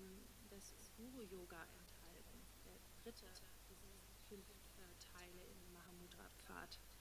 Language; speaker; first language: German; native; German